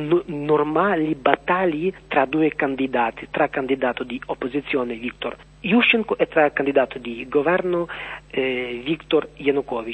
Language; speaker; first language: Italian; non-native, learner; Ukrainian